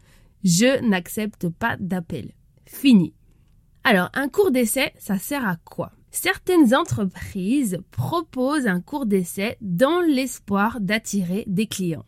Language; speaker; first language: French; native; French